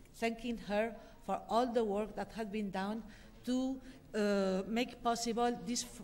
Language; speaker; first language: English; non-native, fluent; Spanish